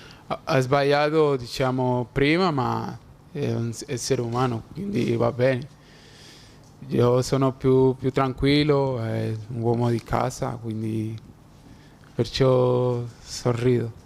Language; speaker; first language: Italian; non-native, fluent; Spanish